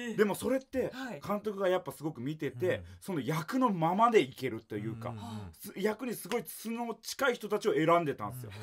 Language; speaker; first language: Japanese; native; Japanese